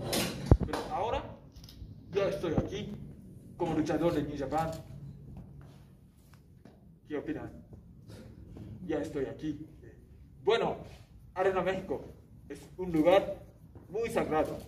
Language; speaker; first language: Spanish; non-native, learner; Japanese